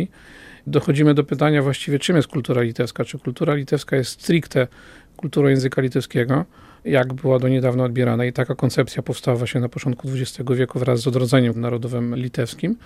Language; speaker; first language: Polish; native; Polish